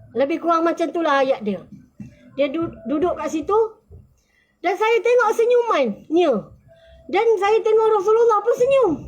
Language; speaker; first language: Malay; native; Malay